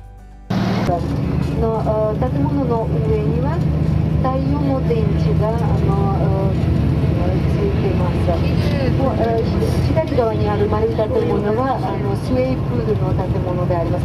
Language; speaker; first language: Japanese; non-native, fluent; Russian